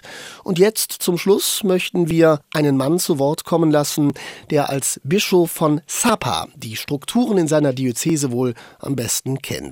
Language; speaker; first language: German; native; German